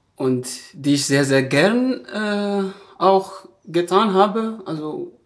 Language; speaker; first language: German; non-native, fluent; Malagasy